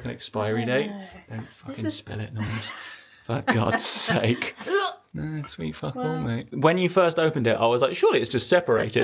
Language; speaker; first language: English; native; English